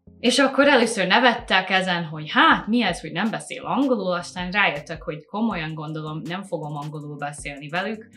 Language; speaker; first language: Hungarian; non-native, fluent; English